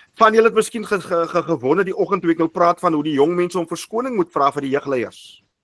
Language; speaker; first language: Afrikaans; native; Afrikaans